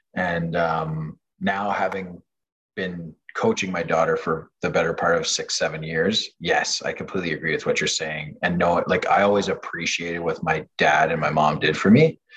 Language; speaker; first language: English; non-native, fluent; French